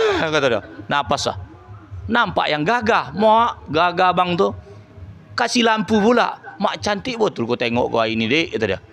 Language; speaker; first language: Malay; native; Malay